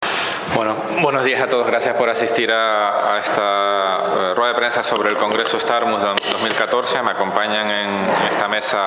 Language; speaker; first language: Spanish; native; Spanish